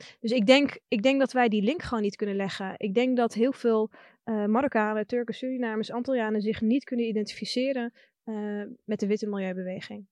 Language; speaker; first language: Dutch; early bilingual, other home language; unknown